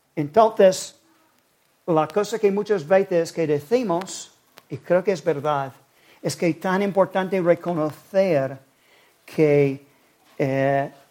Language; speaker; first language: Spanish; non-native, fluent; English